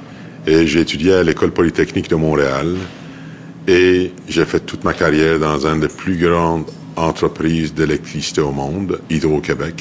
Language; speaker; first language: French; non-native, fluent; Persian